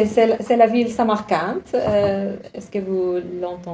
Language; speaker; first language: French; non-native, learner; Uzbek